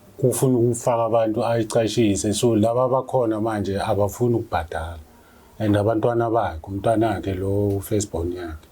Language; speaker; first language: Zulu; native; Zulu